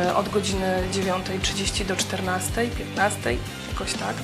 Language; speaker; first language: Polish; native; Polish